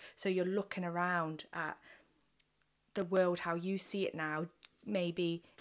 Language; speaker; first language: English; native; English